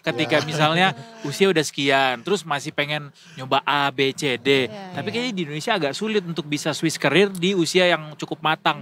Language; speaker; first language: Indonesian; native; Indonesian